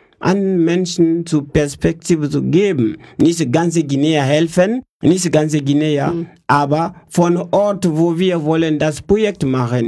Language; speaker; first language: German; non-native, learner; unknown